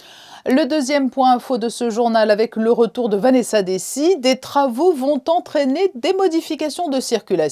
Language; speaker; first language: French; native; French